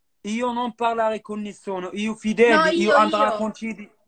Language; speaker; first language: Italian; non-native, learner; Arabic